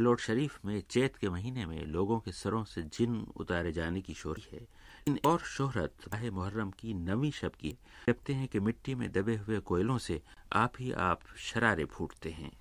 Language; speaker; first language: Urdu; native; Urdu